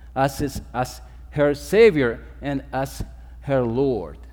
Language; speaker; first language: English; non-native, fluent; Spanish